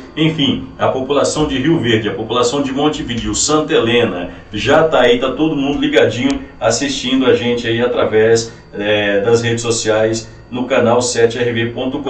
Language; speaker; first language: Portuguese; native; Portuguese